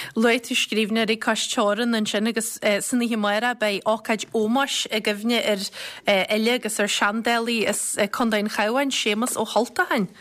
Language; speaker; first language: Irish; native; Irish